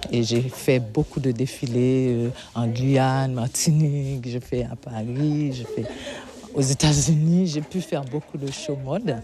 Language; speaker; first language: French; non-native, local second language; Haitian Creole